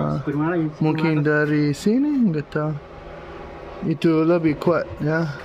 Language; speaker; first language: Indonesian; non-native, learner; English